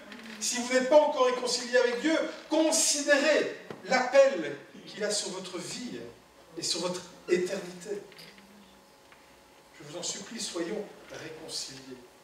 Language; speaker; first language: French; native; French